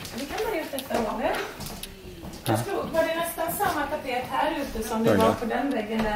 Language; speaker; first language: Swedish; native; Swedish